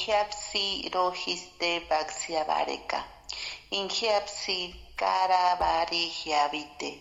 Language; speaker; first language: Spanish; non-native, local second language; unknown